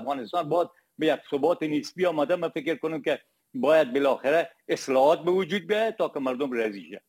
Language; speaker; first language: Persian; native; Persian